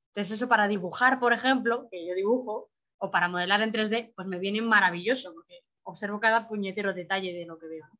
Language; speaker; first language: Spanish; native; Spanish